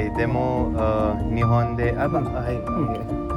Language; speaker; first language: Japanese; non-native, learner; Hindi